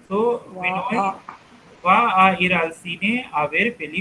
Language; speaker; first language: Spanish; non-native, fluent; Hindi